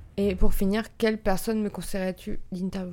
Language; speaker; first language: French; native; French